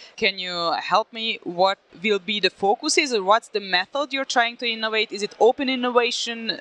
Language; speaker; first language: English; non-native, fluent; Hungarian